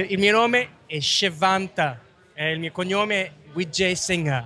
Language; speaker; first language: Italian; non-native, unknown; Sinhala